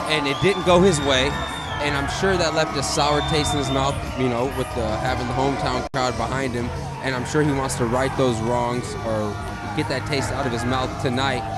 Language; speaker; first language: English; native; English